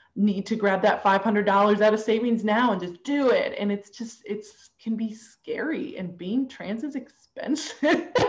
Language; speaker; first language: English; native; English